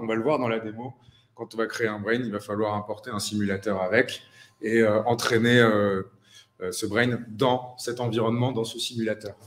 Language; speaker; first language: French; native; French